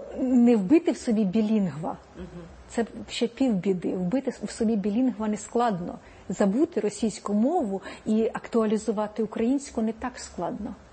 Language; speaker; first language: Ukrainian; native; Ukrainian